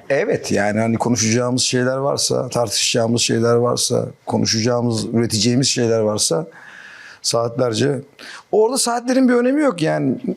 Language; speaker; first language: Turkish; native; Turkish